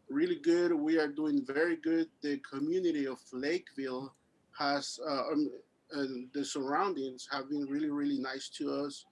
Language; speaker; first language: English; early bilingual, other home language; Spanish